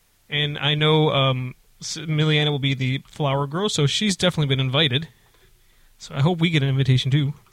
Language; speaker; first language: English; native; English